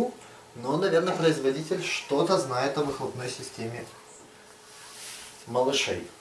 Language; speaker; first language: Russian; native; Russian